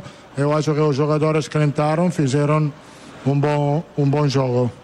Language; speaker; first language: Portuguese; non-native, fluent; Italian